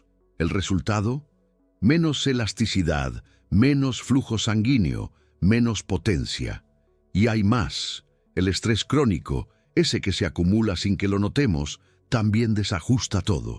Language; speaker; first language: Spanish; native; Spanish